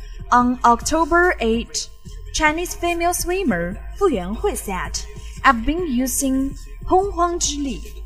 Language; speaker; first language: English; non-native, fluent; Chinese